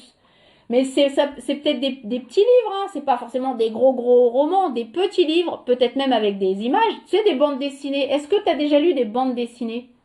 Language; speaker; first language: French; native; French